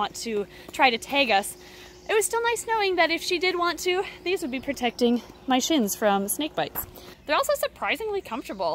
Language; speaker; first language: English; native; English